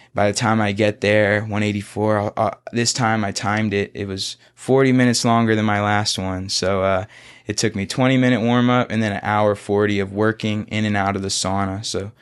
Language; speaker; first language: English; native; English